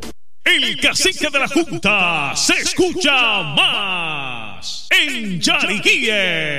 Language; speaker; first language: Spanish; native; Spanish